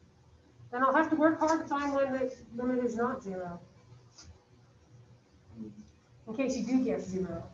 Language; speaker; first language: English; native; English